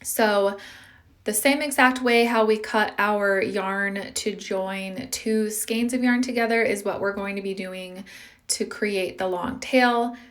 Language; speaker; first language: English; native; English